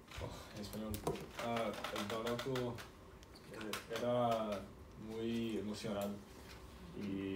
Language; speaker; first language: Spanish; non-native, learner; English